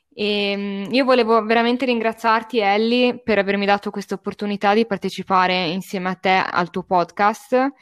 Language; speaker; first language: Italian; native; Italian